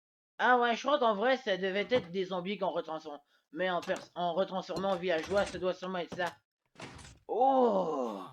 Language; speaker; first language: French; native; French